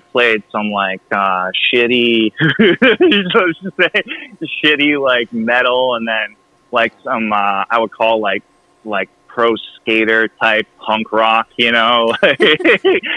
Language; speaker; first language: English; native; English